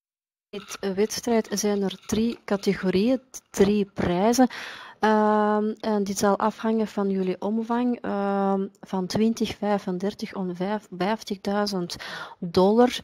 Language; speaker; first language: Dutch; non-native, fluent; Russian